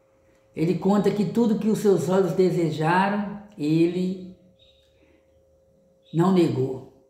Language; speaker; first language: Portuguese; native; Portuguese